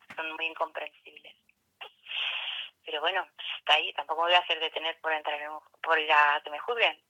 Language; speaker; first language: Spanish; native; Spanish